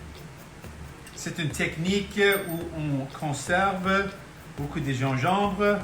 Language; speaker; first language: French; non-native, local second language; Punjabi